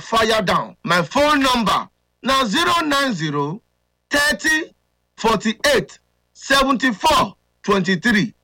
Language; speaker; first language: Nigerian Pidgin; native; Nigerian Pidgin